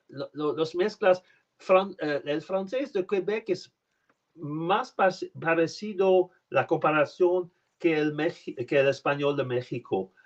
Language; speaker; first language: Spanish; non-native, learner; French